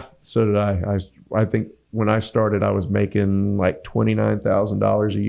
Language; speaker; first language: English; native; English